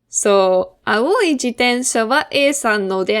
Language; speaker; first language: Japanese; non-native, fluent; English